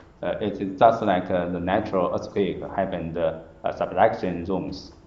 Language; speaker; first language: English; non-native, learner; Chinese